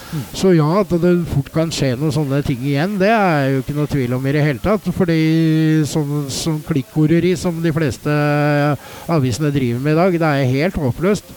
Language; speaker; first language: Norwegian; native; Norwegian